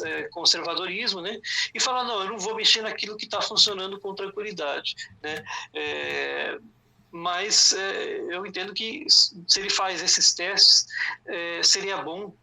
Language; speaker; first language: Portuguese; native; Portuguese